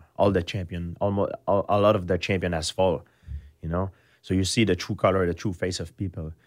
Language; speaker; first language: English; non-native, fluent; French